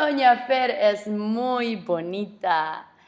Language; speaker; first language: Spanish; non-native, fluent; English